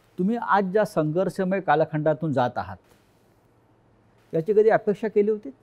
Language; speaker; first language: Marathi; native; Marathi